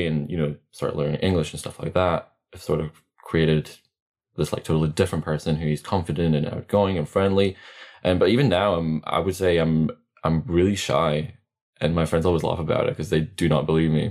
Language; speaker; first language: English; non-native, fluent; Latvian